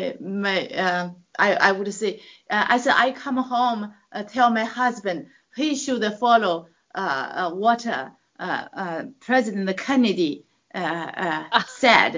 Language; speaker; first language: English; non-native, fluent; Chinese